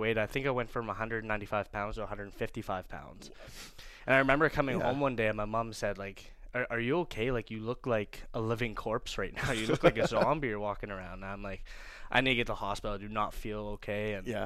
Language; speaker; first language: English; native; English